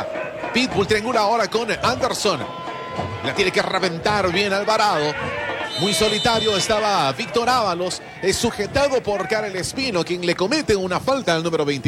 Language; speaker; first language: Spanish; native; Spanish